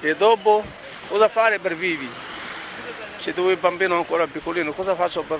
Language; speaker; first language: Italian; non-native, learner; Arabic